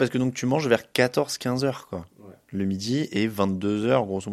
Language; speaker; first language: French; native; French